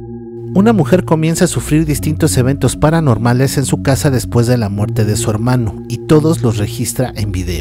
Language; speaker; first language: Spanish; native; Spanish